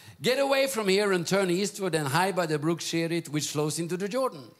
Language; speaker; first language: English; non-native, fluent; Norwegian